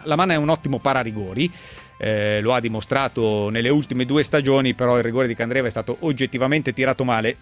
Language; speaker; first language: Italian; native; Italian